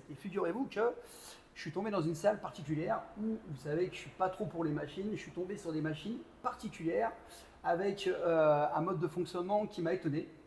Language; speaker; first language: French; native; French